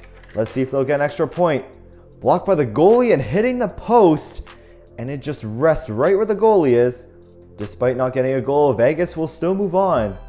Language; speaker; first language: English; native; English